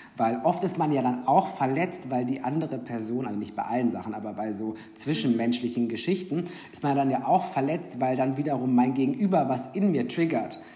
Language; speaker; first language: German; native; German